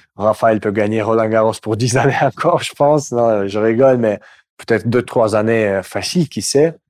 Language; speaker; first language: French; non-native, fluent; Russian